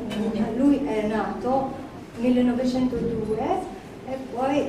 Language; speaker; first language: Italian; non-native, learner; Japanese